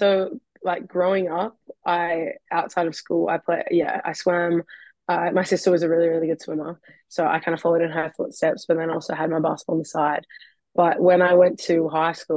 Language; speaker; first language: English; native; English